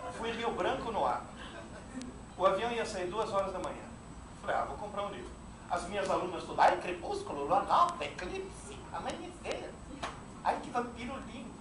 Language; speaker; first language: Portuguese; non-native, fluent; Italian